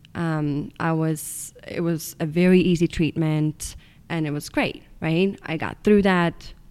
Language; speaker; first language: English; non-native, fluent; Estonian